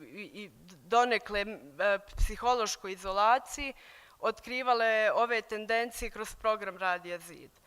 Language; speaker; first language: Bosnian; native; Bosnian